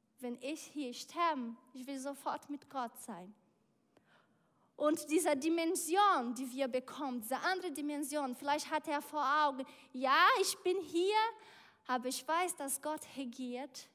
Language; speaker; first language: German; non-native, learner; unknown